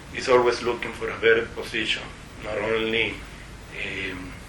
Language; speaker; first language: English; non-native, fluent; Spanish